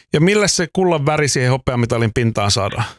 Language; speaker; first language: Finnish; native; Finnish